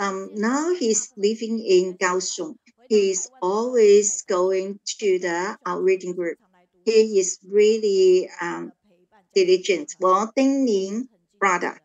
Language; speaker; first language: English; non-native, learner; Chinese